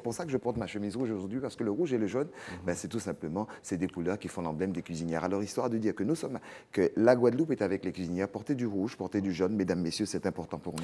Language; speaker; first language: French; native; French